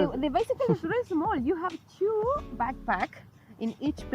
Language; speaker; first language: English; non-native, learner; Spanish